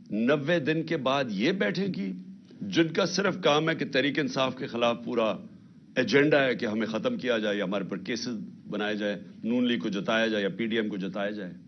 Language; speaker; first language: Urdu; native; Urdu